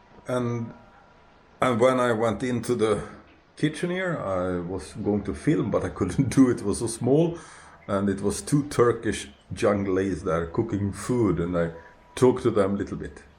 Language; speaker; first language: English; non-native, fluent; Swedish